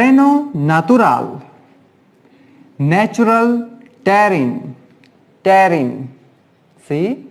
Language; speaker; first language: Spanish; non-native, learner; Hindi